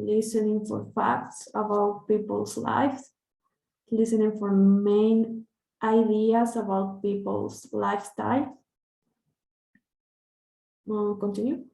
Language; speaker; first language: English; non-native, learner; Spanish